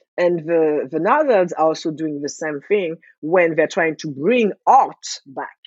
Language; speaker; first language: English; non-native, fluent; French